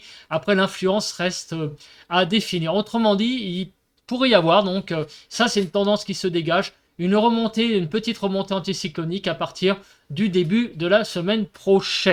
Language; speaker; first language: French; native; French